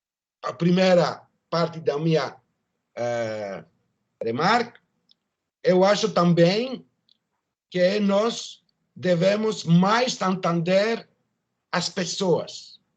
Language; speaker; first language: Portuguese; non-native, learner; French